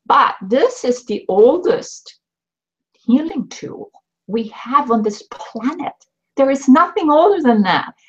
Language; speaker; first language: English; non-native, fluent; Swedish